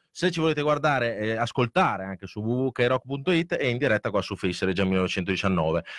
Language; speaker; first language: Italian; native; Italian